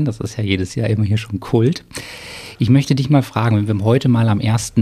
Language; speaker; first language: German; native; German